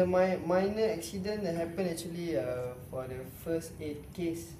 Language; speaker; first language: English; non-native, local second language; Malay